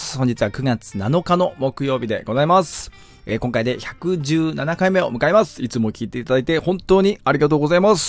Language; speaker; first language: Japanese; native; Japanese